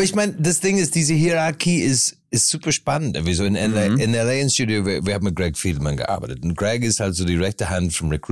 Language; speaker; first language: German; non-native, fluent; English